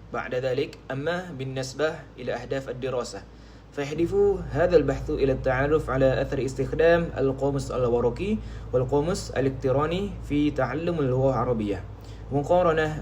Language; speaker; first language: Arabic; non-native, learner; Malay